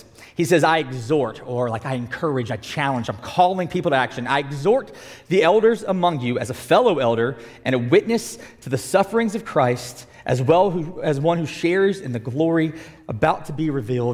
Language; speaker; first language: English; native; English